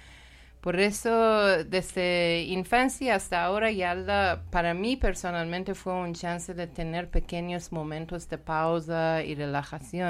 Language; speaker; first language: Spanish; non-native, learner; Persian